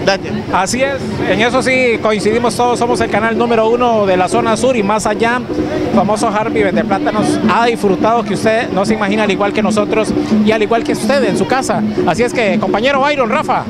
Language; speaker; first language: Spanish; native; Spanish